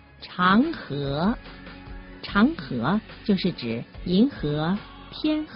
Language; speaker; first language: Chinese; native; Chinese